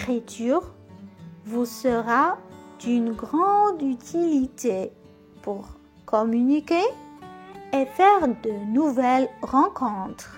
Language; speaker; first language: French; non-native, local second language; Arabic